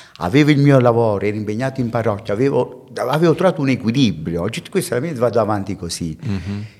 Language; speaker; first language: Italian; native; Italian